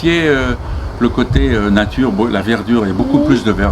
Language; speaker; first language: French; native; French